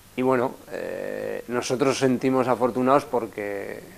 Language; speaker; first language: Spanish; native; Spanish